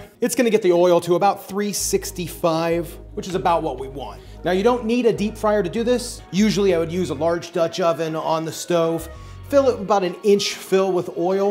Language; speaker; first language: English; native; English